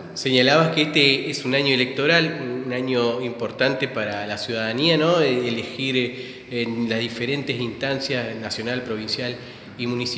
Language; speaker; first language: Spanish; native; Spanish